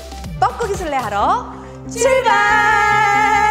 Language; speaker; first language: Korean; native; Korean